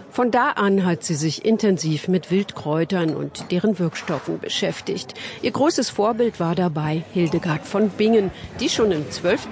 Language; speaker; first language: German; native; German